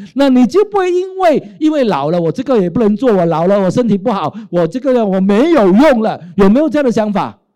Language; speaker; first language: Chinese; non-native, local second language; Cantonese